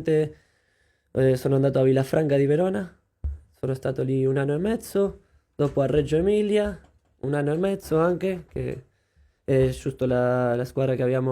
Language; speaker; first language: Italian; non-native, fluent; Spanish